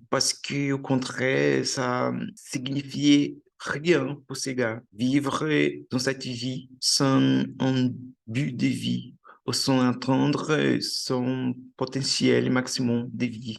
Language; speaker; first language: French; non-native, learner; Portuguese